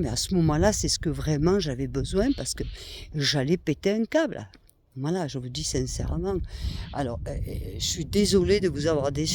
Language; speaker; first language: French; native; French